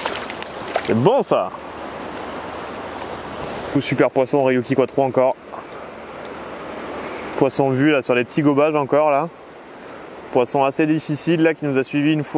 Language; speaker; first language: French; native; French